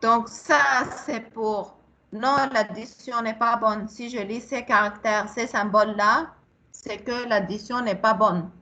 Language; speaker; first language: French; non-native, local second language; Arabic